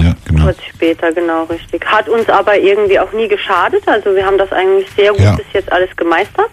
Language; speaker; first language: German; native; German